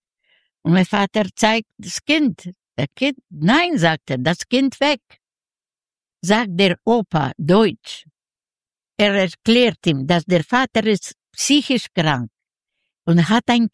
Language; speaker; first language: German; non-native, fluent; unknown